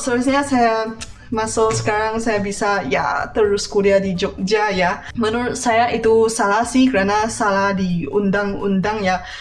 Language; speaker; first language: Indonesian; non-native, fluent; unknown